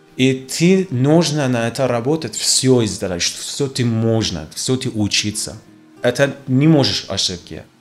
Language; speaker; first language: Russian; non-native, learner; Persian